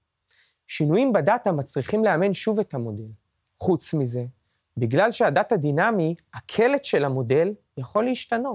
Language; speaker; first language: Hebrew; native; Hebrew